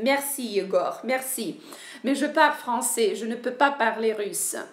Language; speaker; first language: French; non-native, fluent; Ukrainian